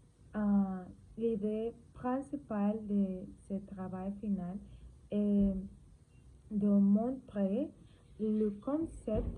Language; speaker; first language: French; non-native, learner; Spanish